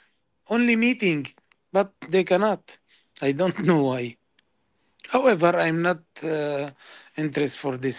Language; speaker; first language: English; non-native, learner; Arabic